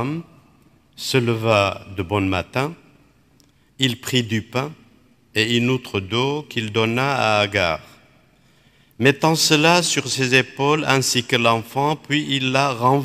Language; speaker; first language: French; non-native, local second language; Arabic